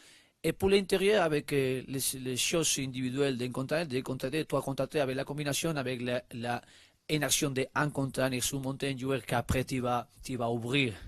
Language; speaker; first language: French; non-native, learner; Spanish